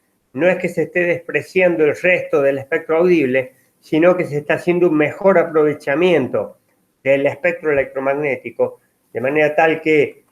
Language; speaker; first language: Spanish; native; Spanish